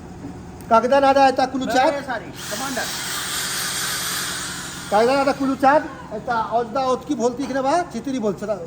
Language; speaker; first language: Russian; non-native, learner; Hindi